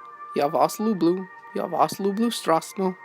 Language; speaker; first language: Russian; non-native, learner; English